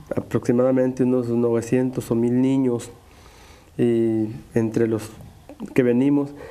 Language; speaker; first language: Spanish; native; Spanish